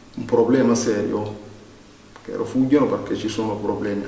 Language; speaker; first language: Italian; non-native, fluent; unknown